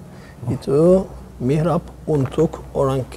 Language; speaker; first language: Indonesian; non-native, learner; Turkish